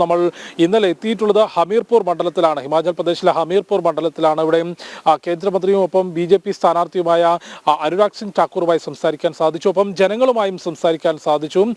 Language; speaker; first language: Malayalam; native; Malayalam